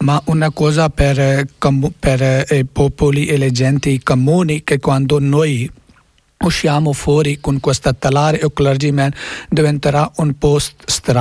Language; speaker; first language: Italian; non-native, learner; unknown